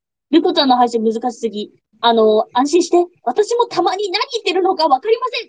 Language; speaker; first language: Japanese; non-native, fluent; English